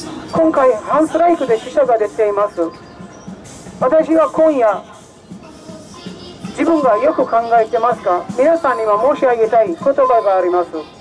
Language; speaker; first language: Japanese; non-native, fluent; Persian